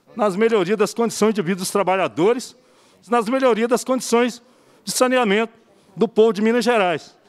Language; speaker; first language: Portuguese; native; Portuguese